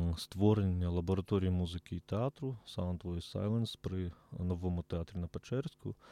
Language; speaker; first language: Ukrainian; native; Ukrainian